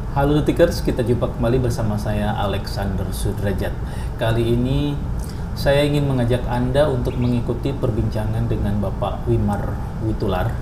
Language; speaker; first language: Indonesian; native; Indonesian